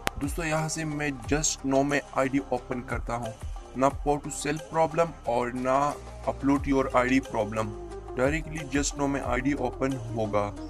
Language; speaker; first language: Urdu; non-native, local second language; Pashto